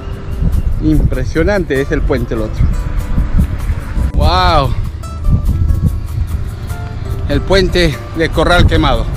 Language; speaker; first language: Spanish; native; Spanish